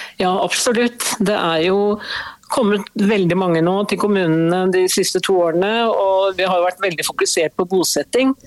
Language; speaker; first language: Norwegian; native; Norwegian